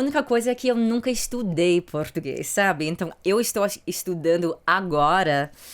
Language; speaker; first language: Portuguese; early bilingual, heritage; English